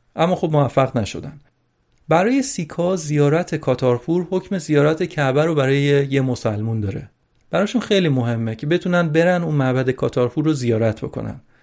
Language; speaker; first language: Persian; native; Persian